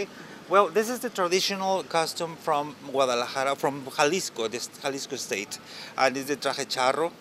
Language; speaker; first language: English; non-native, learner; Spanish